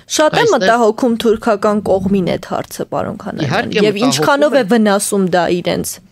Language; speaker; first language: Armenian; native; Armenian